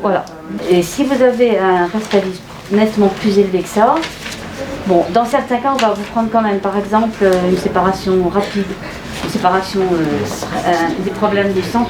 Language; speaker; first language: French; native; French